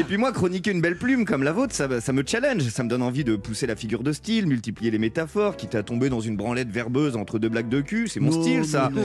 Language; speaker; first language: French; native; French